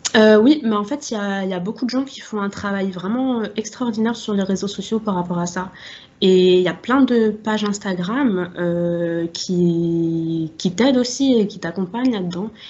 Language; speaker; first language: French; native; French